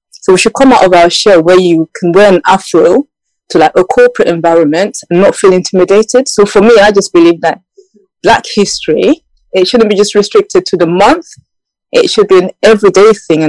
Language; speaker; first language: English; non-native, local second language; Yoruba